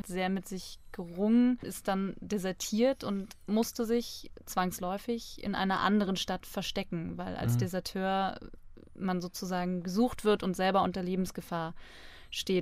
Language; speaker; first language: German; native; German